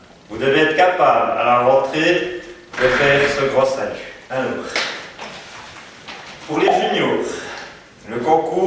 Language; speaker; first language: French; native; French